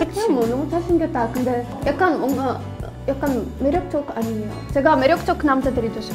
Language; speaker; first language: Korean; non-native, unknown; Ukrainian